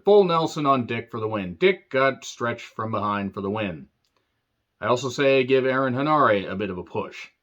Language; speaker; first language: English; native; English